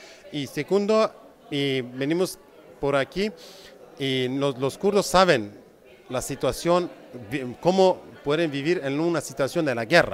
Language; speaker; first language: Spanish; non-native, fluent; Kurdish